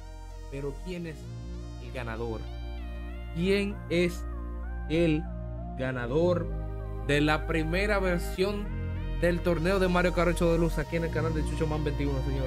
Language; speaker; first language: Spanish; native; Spanish